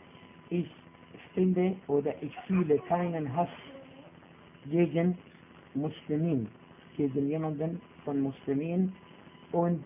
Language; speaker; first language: German; non-native, fluent; Arabic